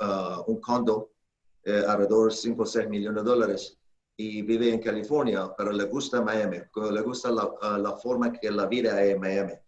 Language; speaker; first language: Spanish; non-native, learner; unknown